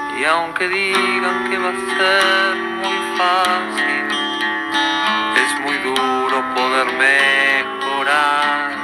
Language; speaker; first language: Spanish; native; Spanish